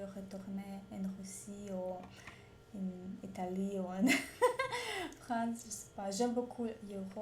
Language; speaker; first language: French; non-native, learner; Russian